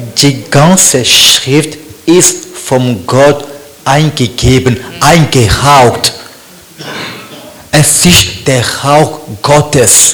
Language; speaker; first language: German; non-native, learner; French